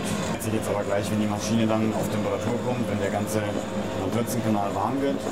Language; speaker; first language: German; native; German